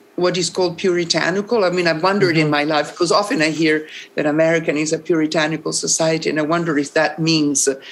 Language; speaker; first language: English; non-native, fluent; Italian